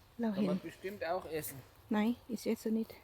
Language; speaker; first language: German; non-native, learner; Thai